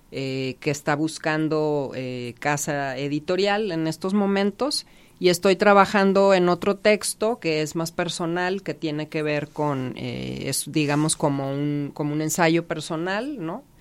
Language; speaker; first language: Spanish; native; Spanish